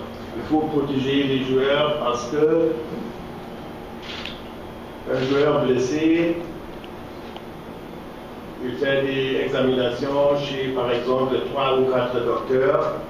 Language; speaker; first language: French; non-native, fluent; German